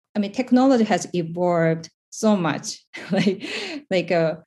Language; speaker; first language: English; non-native, fluent; Korean